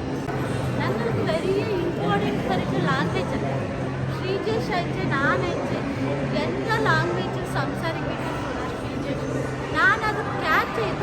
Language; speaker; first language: Malayalam; non-native, learner; Kannada